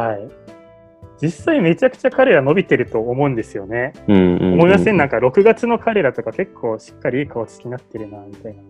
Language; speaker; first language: Japanese; native; Japanese